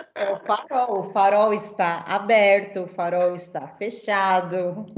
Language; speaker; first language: Portuguese; native; Portuguese